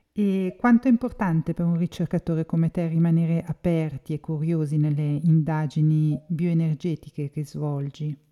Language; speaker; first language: Italian; native; Italian